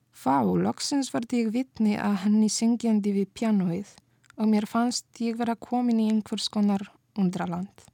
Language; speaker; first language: Icelandic; non-native, fluent; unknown